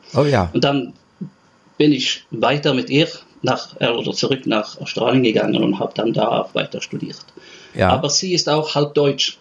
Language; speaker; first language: German; non-native, fluent; Norwegian